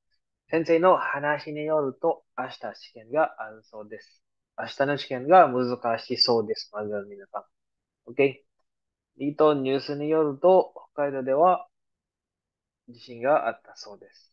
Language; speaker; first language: Japanese; non-native, fluent; Filipino